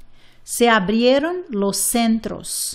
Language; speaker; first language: Spanish; non-native, fluent; English